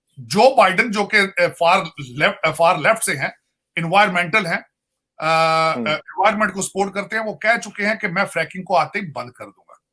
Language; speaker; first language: Urdu; non-native, local second language; Punjabi